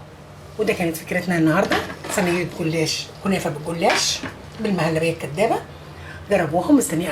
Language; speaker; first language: Arabic; native; Arabic